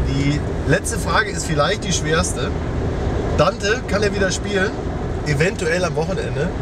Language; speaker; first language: German; native; German